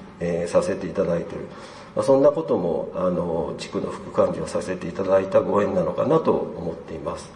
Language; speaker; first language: Japanese; native; Japanese